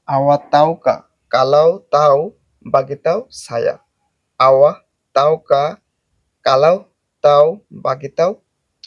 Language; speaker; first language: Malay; non-native, learner; Bangla